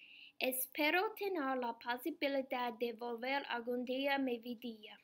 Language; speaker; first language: Spanish; non-native, learner; English